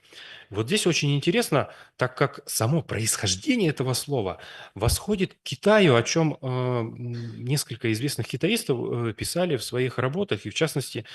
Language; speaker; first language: Russian; native; Russian